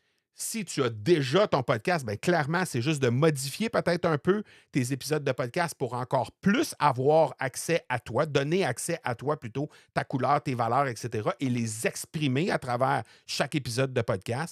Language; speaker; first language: French; native; French